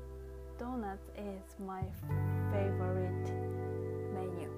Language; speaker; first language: English; non-native, learner; Japanese